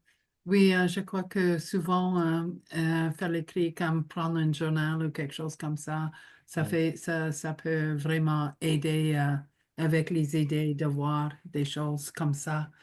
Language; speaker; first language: French; non-native, local second language; English